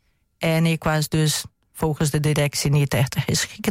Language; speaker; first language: Dutch; non-native, fluent; Portuguese